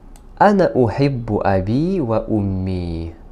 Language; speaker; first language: Arabic; non-native, fluent; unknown